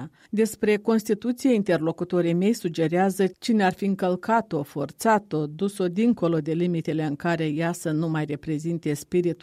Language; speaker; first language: Romanian; native; Romanian